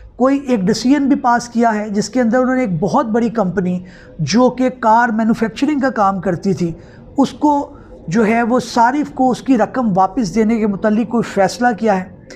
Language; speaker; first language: Urdu; non-native, local second language; Punjabi